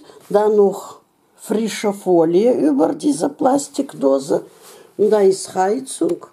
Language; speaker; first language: German; non-native, learner; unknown